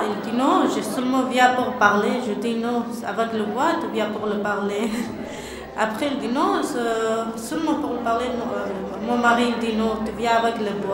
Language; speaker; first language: French; non-native, learner; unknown